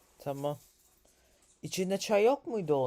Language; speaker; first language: Turkish; early bilingual, heritage; Turkish